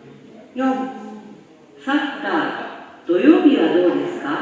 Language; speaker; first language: Japanese; non-native, learner; Indonesian